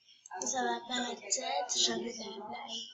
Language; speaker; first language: French; native; French